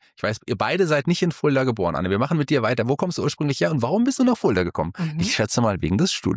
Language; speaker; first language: German; native; German